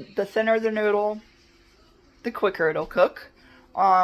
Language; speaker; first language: English; native; English